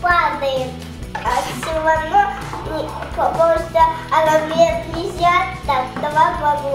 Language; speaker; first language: Russian; early bilingual, heritage; Russian